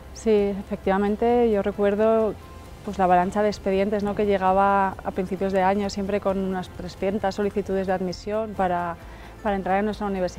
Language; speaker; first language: Spanish; native; Spanish